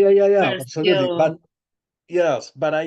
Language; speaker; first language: English; non-native, learner; Spanish